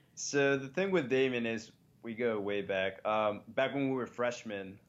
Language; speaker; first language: English; early bilingual, other home language; Spanish